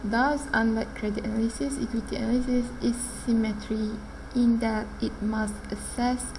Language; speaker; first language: English; non-native, local second language; Malay